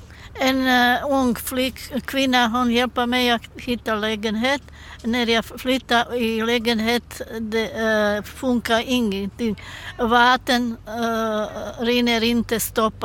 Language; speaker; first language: Swedish; non-native, learner; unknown